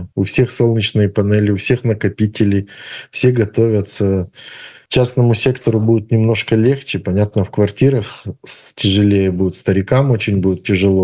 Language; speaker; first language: Russian; native; Russian